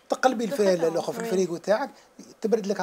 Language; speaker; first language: Arabic; native; Arabic